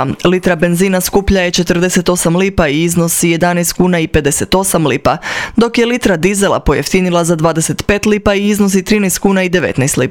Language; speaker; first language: Croatian; native; Croatian